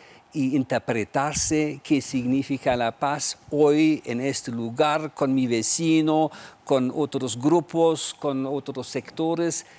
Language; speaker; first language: Spanish; non-native, fluent; German